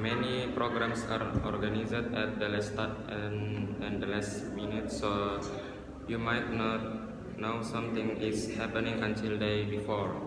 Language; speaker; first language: English; non-native, learner; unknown